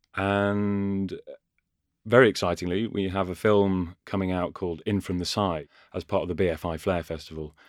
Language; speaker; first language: English; native; English